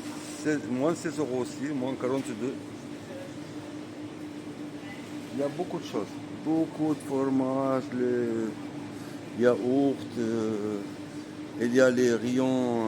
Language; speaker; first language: French; non-native, learner; Arabic